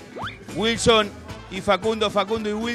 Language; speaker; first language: Spanish; native; Spanish